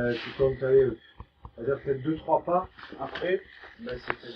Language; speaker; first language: French; native; French